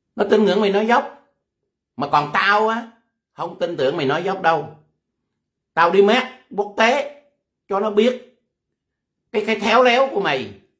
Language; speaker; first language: Vietnamese; non-native, local second language; Khmer